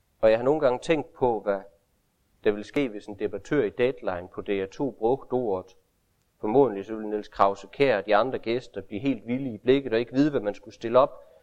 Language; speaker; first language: Danish; native; Danish